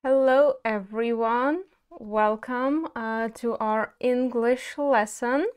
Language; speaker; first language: English; non-native, fluent; Ukrainian